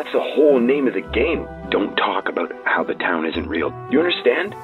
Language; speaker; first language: English; native; English